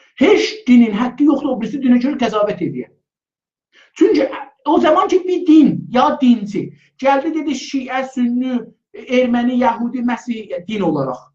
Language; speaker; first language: Azerbaijani; native; Azerbaijani